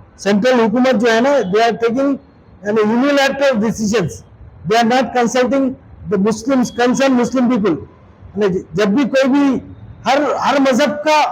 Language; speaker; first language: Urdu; native; Urdu